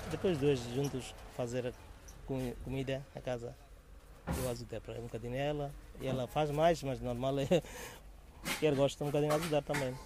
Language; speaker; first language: Portuguese; non-native, learner; Bangla